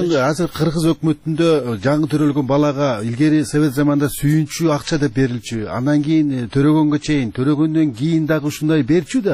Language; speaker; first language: Kyrgyz; native; Kyrgyz